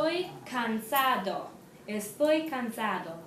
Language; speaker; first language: Spanish; non-native, fluent; English